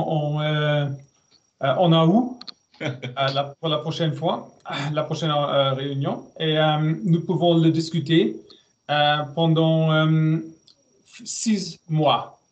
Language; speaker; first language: French; non-native, learner; German